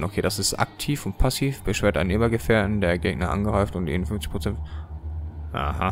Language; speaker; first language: German; native; German